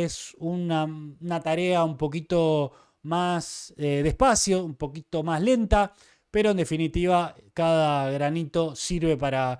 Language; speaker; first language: Spanish; native; Spanish